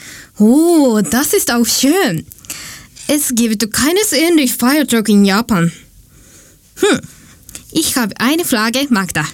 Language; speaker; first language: German; non-native, learner; Japanese